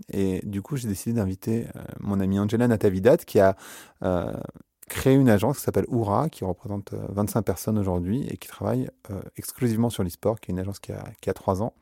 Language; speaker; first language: French; native; French